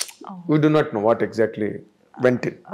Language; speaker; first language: Telugu; native; Telugu